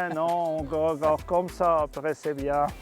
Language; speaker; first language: French; non-native, learner; German